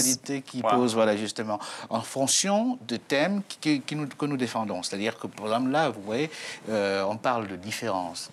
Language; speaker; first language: French; native; French